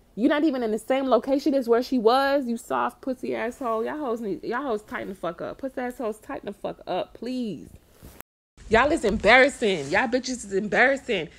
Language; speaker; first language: English; native; English